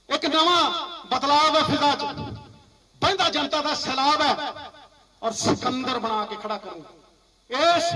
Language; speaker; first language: Hindi; non-native, local second language; Punjabi